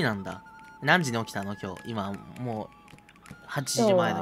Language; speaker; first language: Japanese; native; Japanese